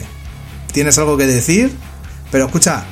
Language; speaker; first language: Spanish; native; Spanish